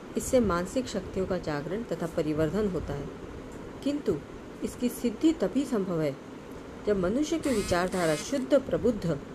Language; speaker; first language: Hindi; non-native, local second language; Marathi